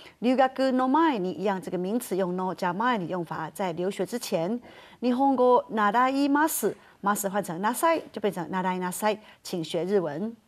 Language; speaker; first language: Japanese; non-native, fluent; Chinese